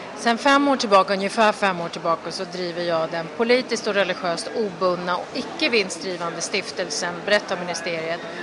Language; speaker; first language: Swedish; early bilingual, other home language; Kurdish